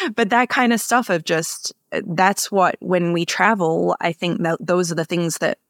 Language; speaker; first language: English; native; English